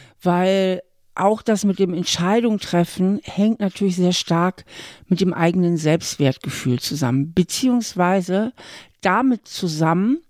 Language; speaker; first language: German; native; German